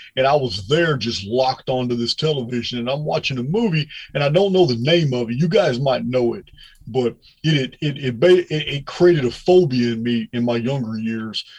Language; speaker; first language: English; native; English